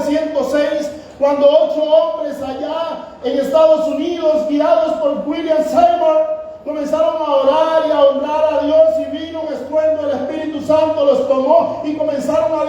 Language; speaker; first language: Spanish; native; Spanish